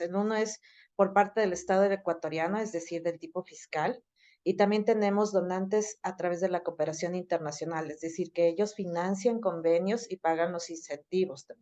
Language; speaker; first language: Spanish; native; Spanish